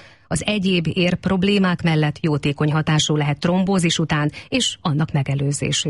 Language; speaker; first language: Hungarian; native; Hungarian